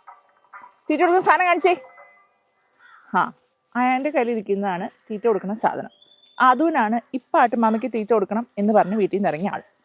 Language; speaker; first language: Malayalam; native; Malayalam